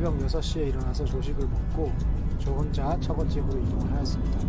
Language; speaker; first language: Korean; native; Korean